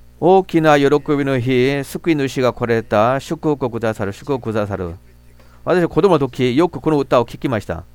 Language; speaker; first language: Japanese; non-native, fluent; Korean